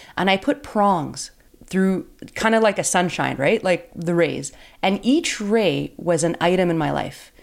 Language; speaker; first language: English; native; English